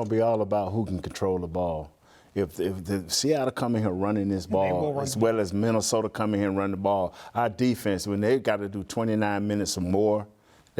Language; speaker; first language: English; native; English